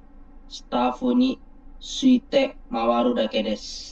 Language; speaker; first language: Japanese; non-native, learner; Indonesian